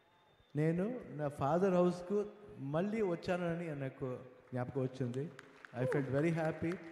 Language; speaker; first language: Telugu; non-native, learner; Kannada